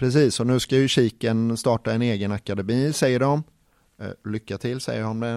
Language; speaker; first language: Swedish; native; Swedish